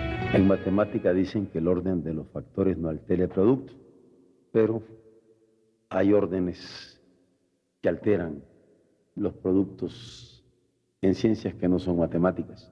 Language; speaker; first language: Spanish; native; Spanish